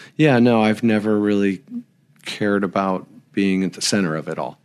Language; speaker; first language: English; native; English